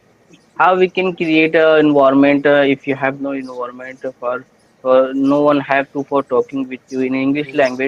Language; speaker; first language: English; non-native, learner; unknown